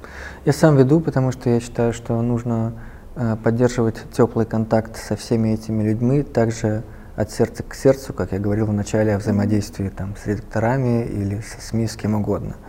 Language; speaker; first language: Russian; native; Russian